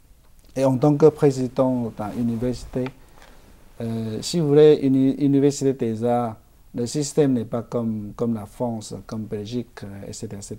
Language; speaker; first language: French; non-native, fluent; Chinese